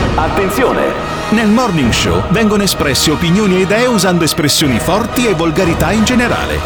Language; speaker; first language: Italian; native; Italian